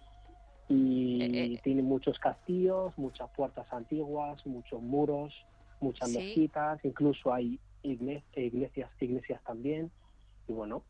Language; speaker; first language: Spanish; non-native, fluent; Arabic